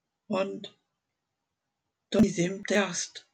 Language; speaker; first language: Welsh; non-native, learner; English